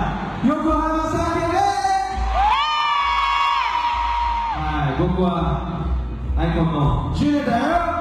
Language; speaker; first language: Japanese; non-native, learner; Korean